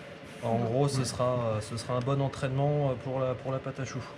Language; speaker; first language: French; native; French